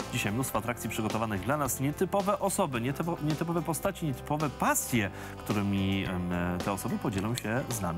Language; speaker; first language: Polish; native; Polish